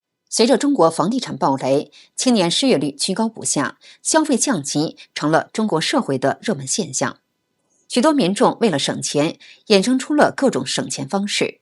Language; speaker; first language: Chinese; native; Chinese